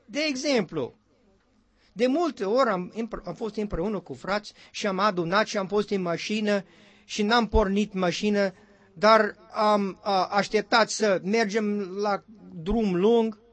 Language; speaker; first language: Romanian; non-native, learner; English